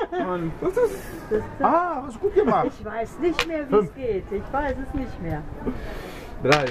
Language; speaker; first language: German; non-native, learner; Turkish